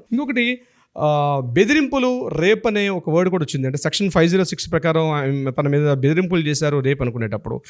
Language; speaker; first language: Telugu; native; Telugu